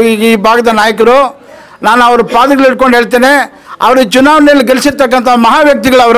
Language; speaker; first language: Kannada; native; Kannada